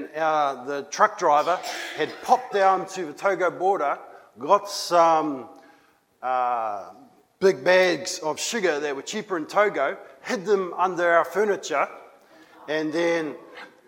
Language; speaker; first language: English; native; English